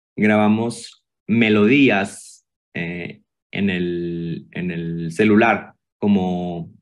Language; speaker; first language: Spanish; native; Spanish